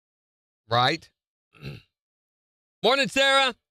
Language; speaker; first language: English; native; English